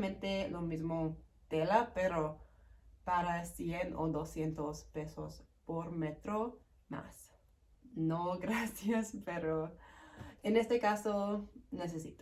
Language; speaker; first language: Spanish; non-native, learner; English